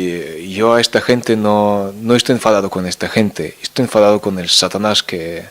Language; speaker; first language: Spanish; non-native, fluent; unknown